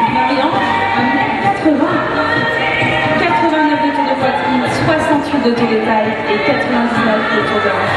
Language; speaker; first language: French; native; French